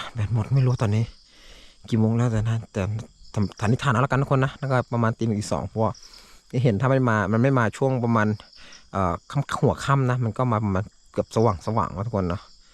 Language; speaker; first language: Thai; non-native, local second language; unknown